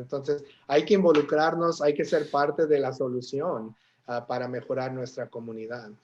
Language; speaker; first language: Spanish; early bilingual, heritage; Spanish